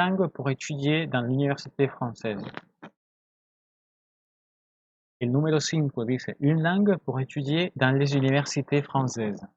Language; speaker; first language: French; non-native, fluent; Spanish